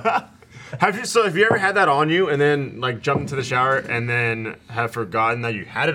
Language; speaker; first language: English; native; English